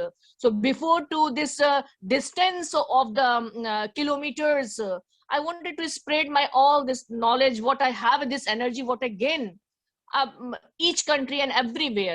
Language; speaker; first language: English; non-native, learner; Hindi